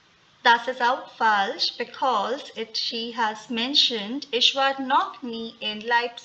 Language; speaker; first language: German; non-native, fluent; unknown